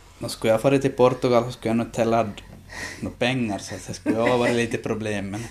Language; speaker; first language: Swedish; native; Swedish